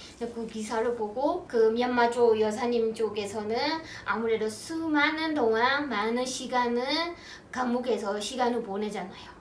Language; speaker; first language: Korean; non-native, fluent; Burmese